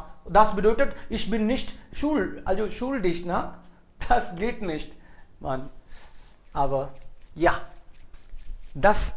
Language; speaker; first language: German; non-native, learner; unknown